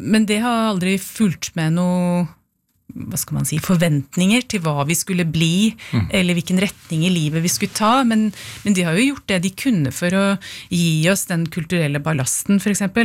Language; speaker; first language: Norwegian; early bilingual, other home language; Urdu